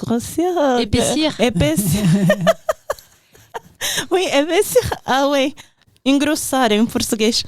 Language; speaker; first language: French; non-native, learner; Portuguese